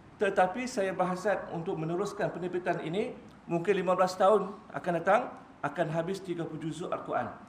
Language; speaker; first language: Malay; native; Malay